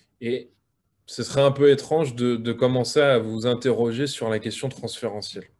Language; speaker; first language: French; native; French